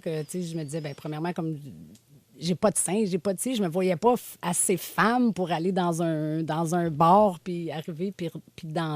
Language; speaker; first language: French; native; French